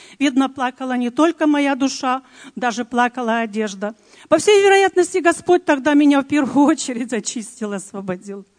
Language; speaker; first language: Russian; native; Russian